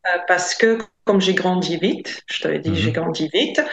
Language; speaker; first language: French; non-native, fluent; Latvian